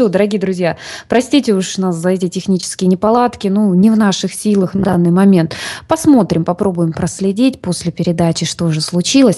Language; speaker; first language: Russian; native; Russian